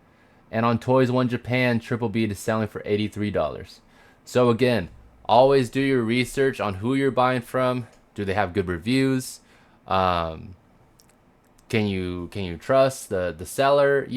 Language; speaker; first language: English; native; English